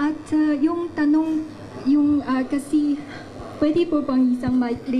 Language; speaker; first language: Filipino; non-native, learner; Chinese